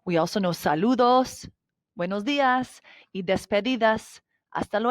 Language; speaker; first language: Spanish; non-native, fluent; English